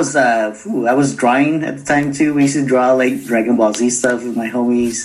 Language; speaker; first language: English; native; English